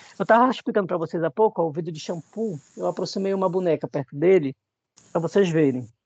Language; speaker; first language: Portuguese; native; Portuguese